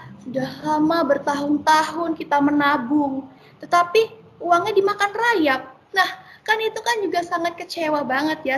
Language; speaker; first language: Indonesian; native; Indonesian